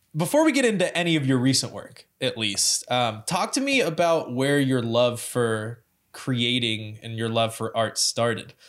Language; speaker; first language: English; native; English